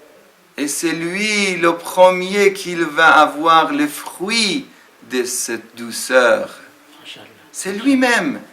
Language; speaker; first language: French; non-native, fluent; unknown